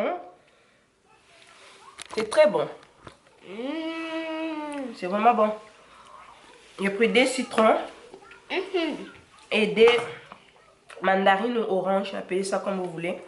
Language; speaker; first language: French; non-native, local second language; Lingala